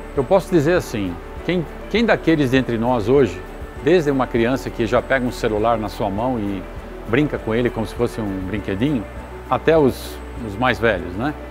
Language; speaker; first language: Portuguese; early bilingual, other home language; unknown